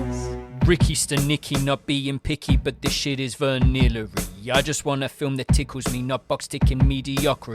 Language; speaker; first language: English; native; English